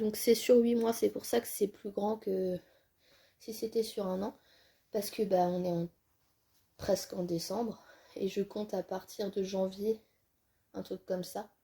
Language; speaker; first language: French; native; French